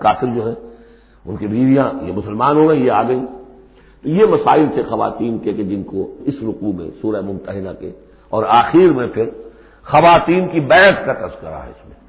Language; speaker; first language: Urdu; native; Urdu